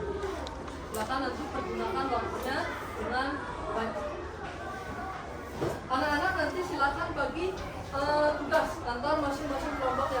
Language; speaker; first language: Indonesian; native; Indonesian